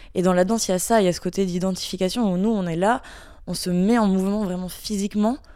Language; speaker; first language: French; native; French